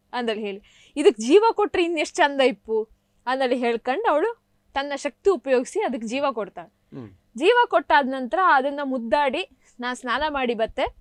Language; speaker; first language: Kannada; native; Kannada